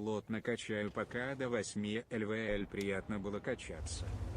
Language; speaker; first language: Russian; native; Russian